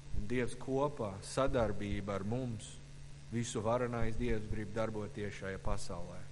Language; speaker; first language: Latvian; non-native, fluent; English